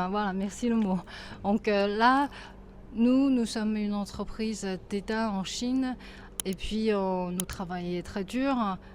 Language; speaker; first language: French; non-native, fluent; Chinese